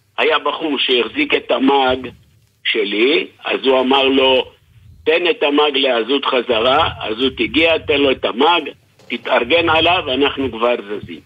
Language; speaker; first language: Hebrew; native; Hebrew